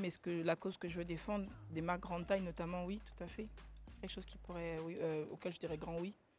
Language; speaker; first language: French; non-native, local second language; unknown